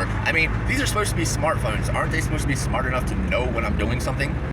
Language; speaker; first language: English; native; English